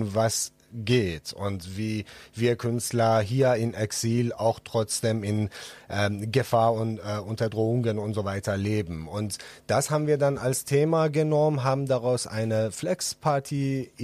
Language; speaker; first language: German; non-native, fluent; Persian